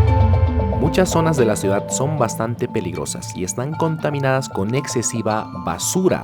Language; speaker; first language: Spanish; native; Spanish